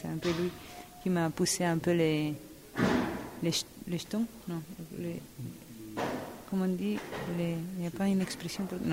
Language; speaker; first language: French; non-native, fluent; Spanish